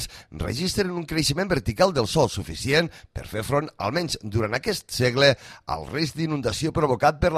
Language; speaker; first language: Catalan; native; Catalan